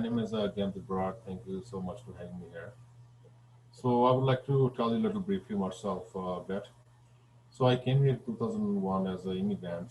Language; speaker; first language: English; non-native, fluent; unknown